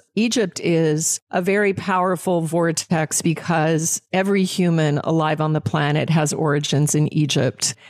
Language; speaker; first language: English; native; English